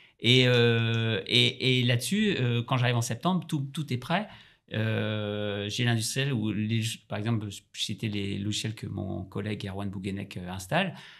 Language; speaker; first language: French; native; French